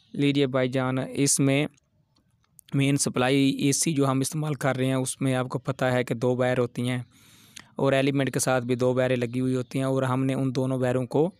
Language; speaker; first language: Urdu; non-native, local second language; Punjabi